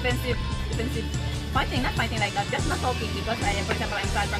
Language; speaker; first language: English; non-native, learner; Filipino